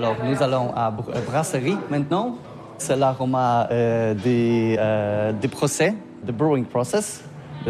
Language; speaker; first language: French; non-native, learner; Polish